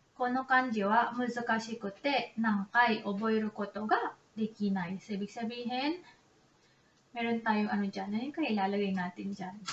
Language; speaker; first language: Filipino; native; Filipino